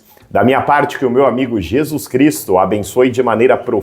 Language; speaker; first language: Portuguese; native; Portuguese